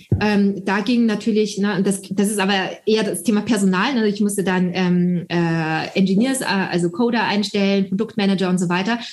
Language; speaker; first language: German; early bilingual, other home language; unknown